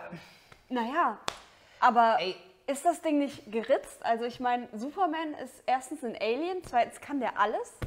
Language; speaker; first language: German; native; German